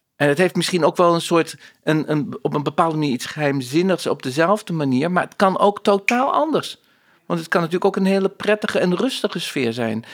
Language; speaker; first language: Dutch; native; Dutch